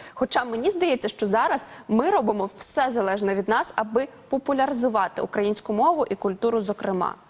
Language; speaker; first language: Ukrainian; native; Ukrainian